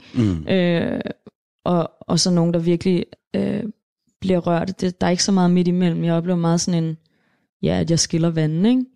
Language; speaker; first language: Danish; native; Danish